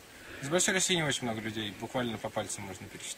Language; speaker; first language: Russian; native; Russian